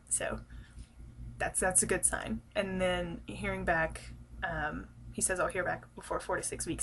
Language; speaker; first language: English; native; English